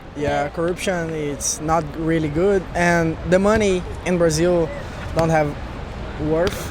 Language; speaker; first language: English; non-native, learner; Portuguese